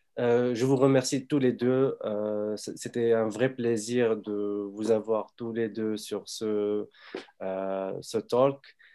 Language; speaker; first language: French; non-native, fluent; Arabic